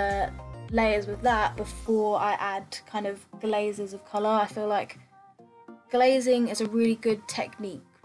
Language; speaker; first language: English; native; English